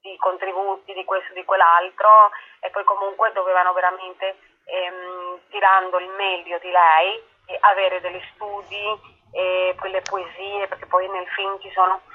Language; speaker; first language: Italian; non-native, fluent; Spanish